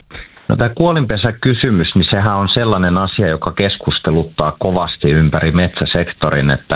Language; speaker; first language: Finnish; native; Finnish